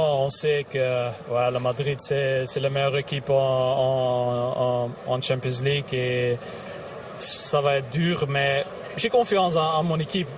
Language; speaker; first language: French; non-native, local second language; Dutch